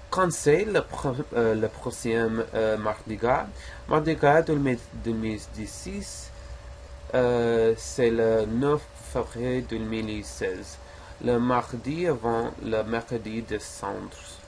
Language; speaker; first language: French; non-native, learner; English